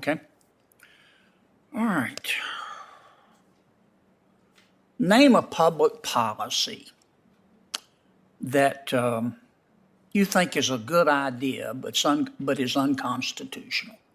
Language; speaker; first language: English; native; English